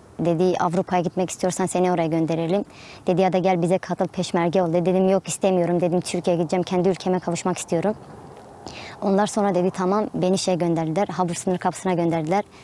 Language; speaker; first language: Turkish; non-native, local second language; Kurdish